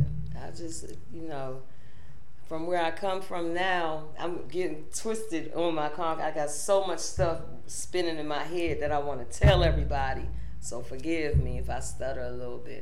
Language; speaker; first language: English; native; English